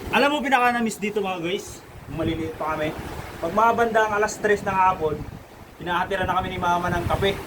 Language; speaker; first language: Filipino; non-native, local second language; Iloko